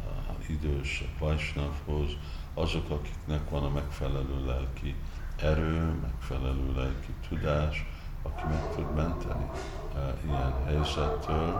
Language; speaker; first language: Hungarian; early bilingual, heritage; Hungarian